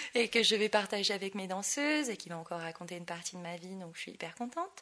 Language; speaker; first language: French; native; French